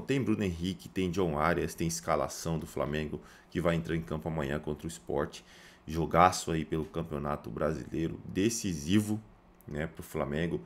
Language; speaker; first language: Portuguese; native; Portuguese